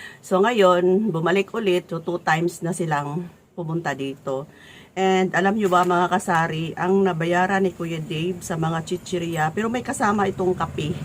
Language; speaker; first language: Filipino; native; Filipino